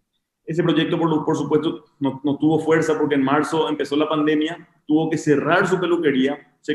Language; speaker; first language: Spanish; native; Spanish